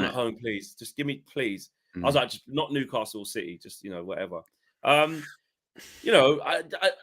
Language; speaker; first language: English; native; English